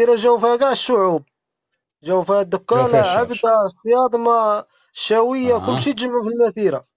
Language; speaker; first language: Arabic; native; Arabic